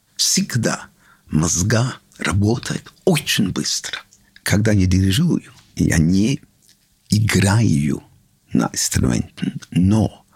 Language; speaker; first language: Russian; non-native, learner; English